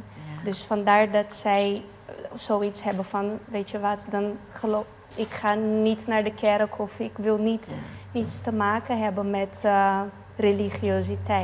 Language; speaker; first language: Dutch; non-native, fluent; Portuguese